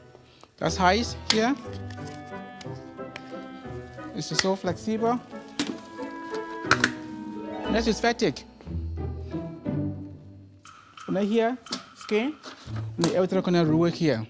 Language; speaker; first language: German; non-native, learner; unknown